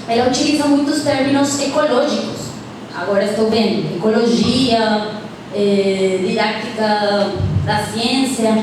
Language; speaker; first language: Portuguese; non-native, fluent; Spanish